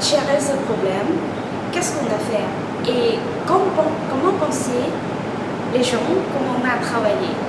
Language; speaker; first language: French; non-native, fluent; Lao